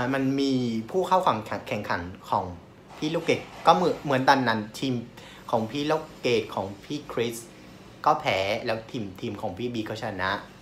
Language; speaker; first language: Thai; non-native, fluent; Vietnamese